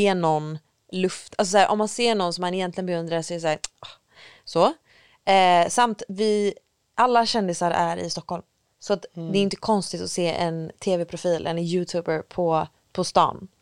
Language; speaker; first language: Swedish; native; Swedish